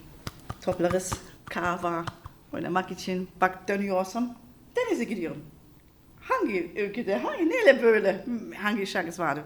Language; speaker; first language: Turkish; non-native, learner; German